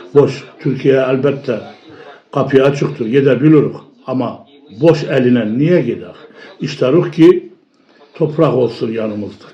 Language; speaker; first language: Turkish; early bilingual, heritage; Turkish